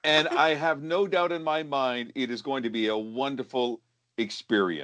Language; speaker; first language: English; native; English